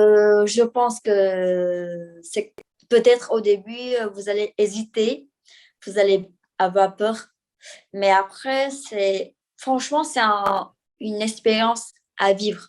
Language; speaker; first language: French; non-native, fluent; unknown